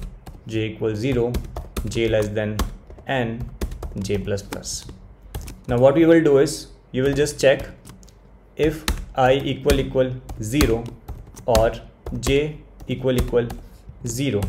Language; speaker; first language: English; non-native, local second language; Hindi